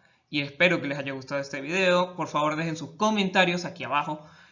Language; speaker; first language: Spanish; native; Spanish